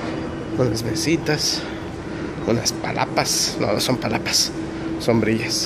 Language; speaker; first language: Spanish; native; Spanish